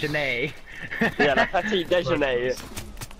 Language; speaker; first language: French; non-native, learner; English